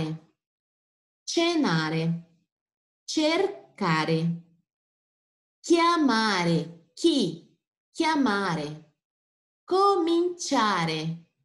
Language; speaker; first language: Italian; non-native, fluent; Portuguese